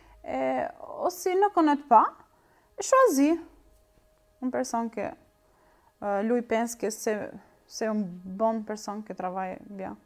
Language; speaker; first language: French; non-native, learner; Albanian